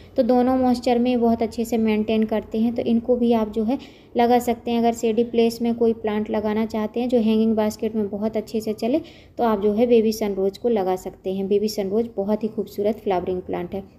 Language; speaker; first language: Hindi; non-native, local second language; Gujarati